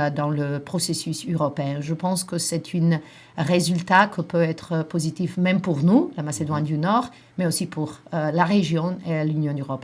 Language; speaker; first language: French; non-native, fluent; Macedonian